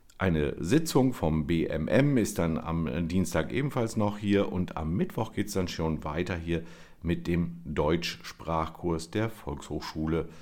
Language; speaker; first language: German; native; German